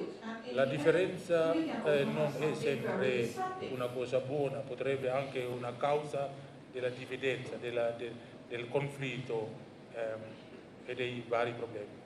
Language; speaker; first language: Italian; non-native, fluent; Indonesian